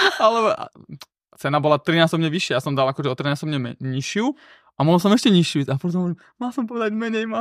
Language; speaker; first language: Slovak; early bilingual, other home language; Armenian